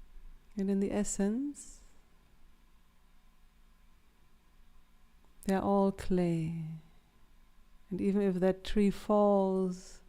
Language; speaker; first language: English; non-native, fluent; German